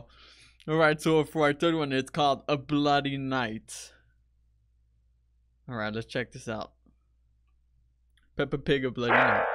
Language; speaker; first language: English; native; English